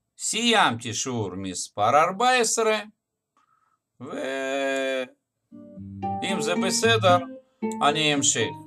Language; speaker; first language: Hebrew; non-native, fluent; Russian